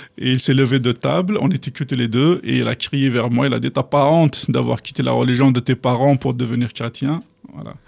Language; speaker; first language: French; non-native, local second language; Kabyle